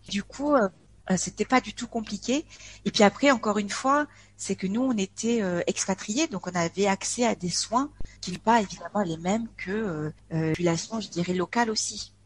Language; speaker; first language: French; native; French